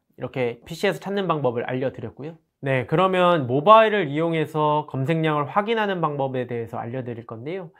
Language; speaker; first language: Korean; native; Korean